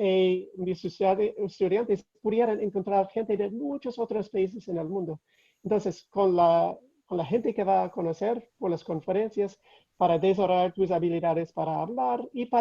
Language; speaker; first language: Spanish; non-native, fluent; English